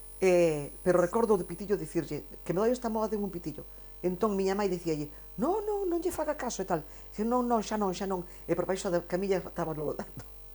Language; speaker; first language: Galician; non-native, local second language; Spanish